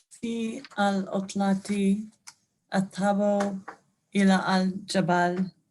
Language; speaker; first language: Arabic; non-native, learner; English